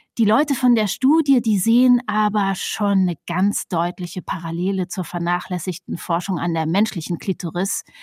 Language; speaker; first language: German; native; German